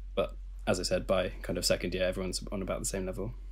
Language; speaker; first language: English; native; English